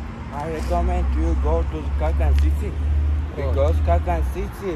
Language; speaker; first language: English; non-native, learner; Uzbek